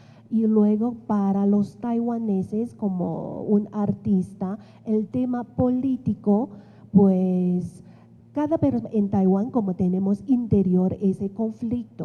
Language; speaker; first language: Spanish; non-native, fluent; Chinese